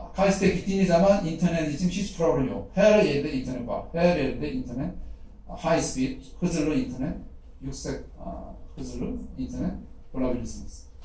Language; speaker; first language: Turkish; non-native, fluent; Korean